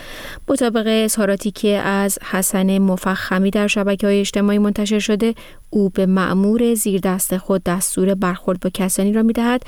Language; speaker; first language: Persian; native; Persian